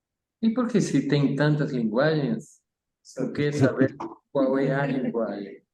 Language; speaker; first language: Portuguese; non-native, fluent; Spanish